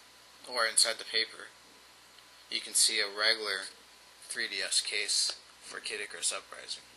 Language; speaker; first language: English; native; English